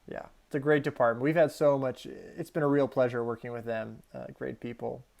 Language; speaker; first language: English; native; English